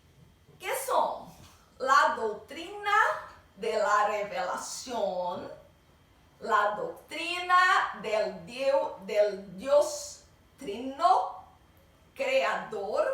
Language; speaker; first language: Spanish; non-native, learner; Portuguese